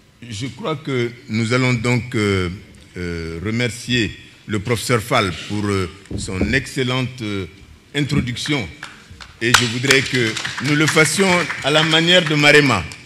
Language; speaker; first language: French; non-native, local second language; Bambara